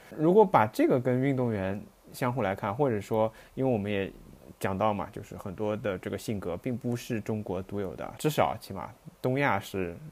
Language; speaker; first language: Chinese; native; Chinese